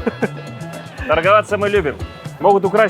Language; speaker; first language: Russian; non-native, local second language; Kazakh